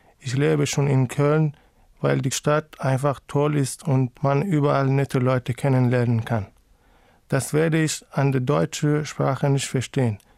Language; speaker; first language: German; non-native, learner; Persian